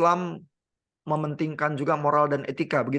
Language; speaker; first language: Indonesian; native; Indonesian